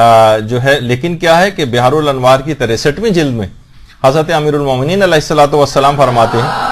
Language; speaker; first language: Urdu; native; Urdu